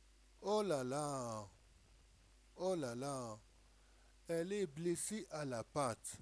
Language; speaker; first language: French; non-native, local second language; Arabic